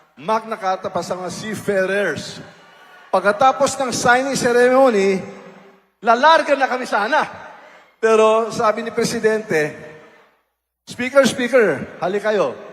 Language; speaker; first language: Filipino; native; Filipino